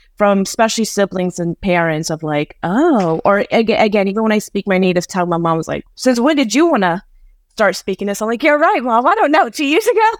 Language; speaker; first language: English; early bilingual, other home language; Persian